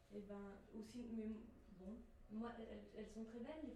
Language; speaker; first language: French; native; French